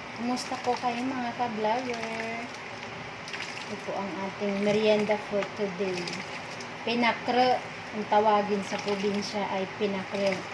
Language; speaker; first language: Filipino; non-native, local second language; Bikol